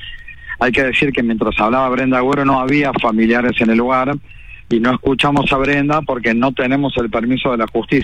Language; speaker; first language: Spanish; native; Spanish